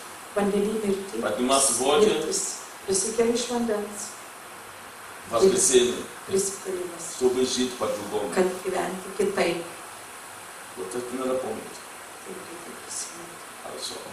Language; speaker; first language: Russian; non-native, learner; English